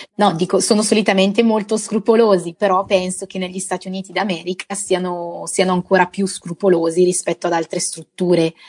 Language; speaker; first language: Italian; native; Italian